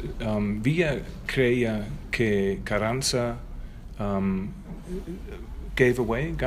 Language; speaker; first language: Spanish; non-native, learner; German